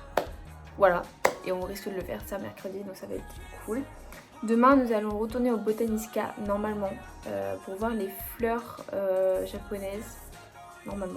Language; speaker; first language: French; native; French